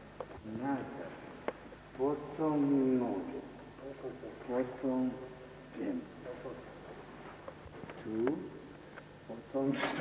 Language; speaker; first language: Russian; non-native, learner; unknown